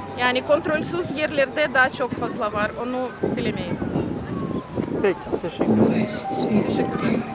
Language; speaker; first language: Turkish; non-native, fluent; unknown